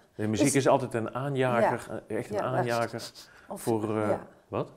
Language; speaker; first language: Dutch; native; Dutch